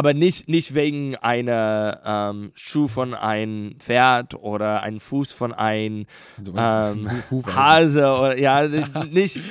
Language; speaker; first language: German; non-native, learner; English